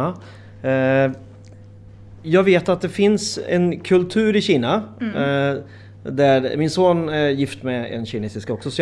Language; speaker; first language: Swedish; native; Swedish